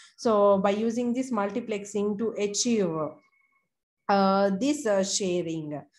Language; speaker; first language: English; non-native, local second language; Telugu